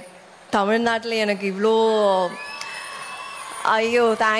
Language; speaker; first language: Tamil; non-native, local second language; Malayalam